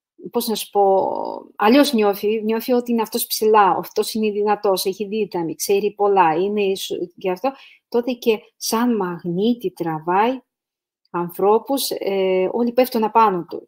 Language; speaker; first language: Greek; non-native, fluent; Russian